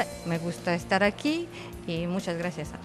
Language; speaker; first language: Spanish; non-native, fluent; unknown